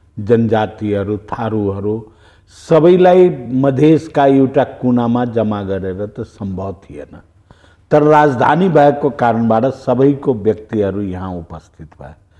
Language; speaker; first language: Nepali; non-native, local second language; Bhojpuri